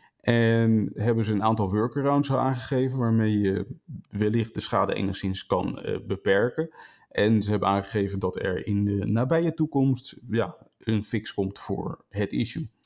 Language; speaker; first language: Dutch; native; Dutch